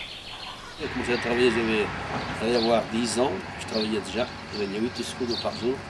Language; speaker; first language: French; non-native, fluent; Portuguese